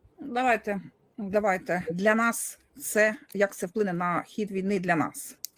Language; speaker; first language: Ukrainian; non-native, local second language; Russian